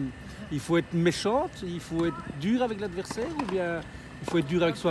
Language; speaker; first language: French; native; French